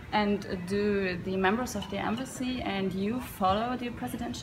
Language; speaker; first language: English; non-native, fluent; German